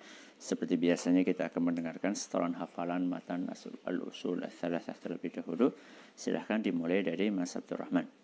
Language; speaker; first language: Indonesian; native; Indonesian